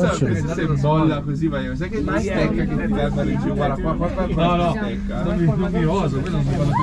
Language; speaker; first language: Italian; native; Italian